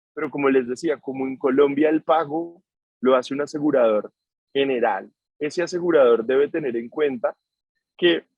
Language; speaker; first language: Spanish; native; Spanish